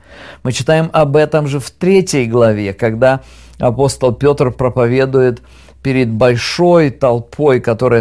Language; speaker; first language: Russian; native; Russian